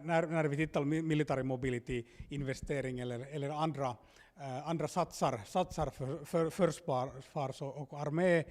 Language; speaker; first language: Swedish; non-native, local second language; Finnish